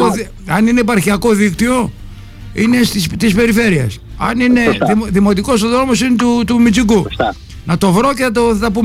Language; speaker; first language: Greek; native; Greek